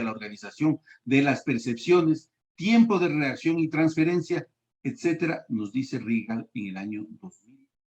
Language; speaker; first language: Spanish; native; Spanish